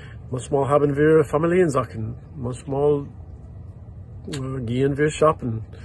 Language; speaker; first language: German; non-native, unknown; English